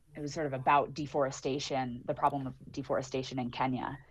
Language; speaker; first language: English; native; English